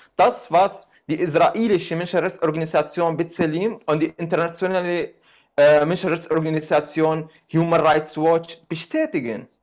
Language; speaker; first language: German; non-native, fluent; Arabic